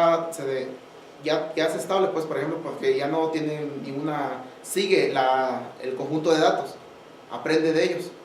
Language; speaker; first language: Spanish; native; Spanish